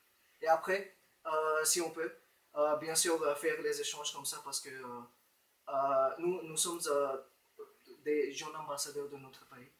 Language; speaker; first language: French; non-native, fluent; Romanian